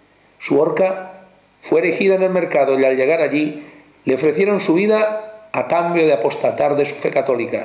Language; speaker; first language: Spanish; native; Spanish